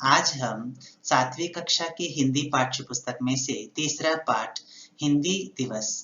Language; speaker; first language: Hindi; non-native, local second language; Telugu